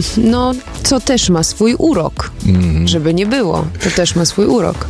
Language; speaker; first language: Polish; early bilingual, heritage; Polish